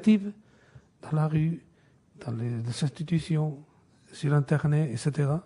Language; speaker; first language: French; non-native, fluent; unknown